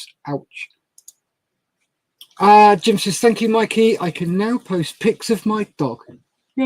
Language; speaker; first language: English; native; English